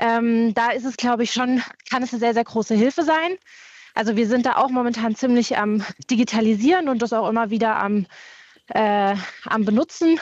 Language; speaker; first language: German; native; German